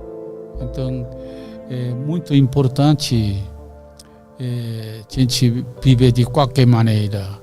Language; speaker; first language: Portuguese; non-native, learner; Korean